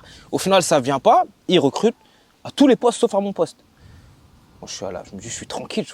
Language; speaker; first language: French; native; French